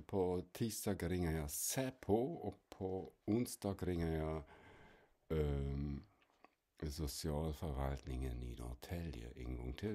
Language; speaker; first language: Swedish; non-native, fluent; German